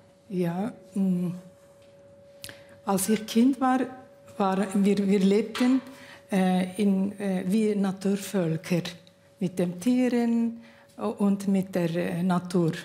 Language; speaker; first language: German; non-native, learner; Kurdish